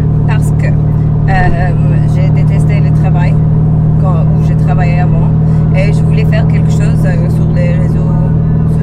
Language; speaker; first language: French; non-native, learner; English